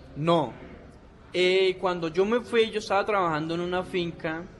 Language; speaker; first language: Spanish; native; Spanish